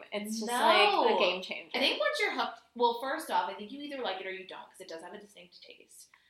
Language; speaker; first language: English; native; English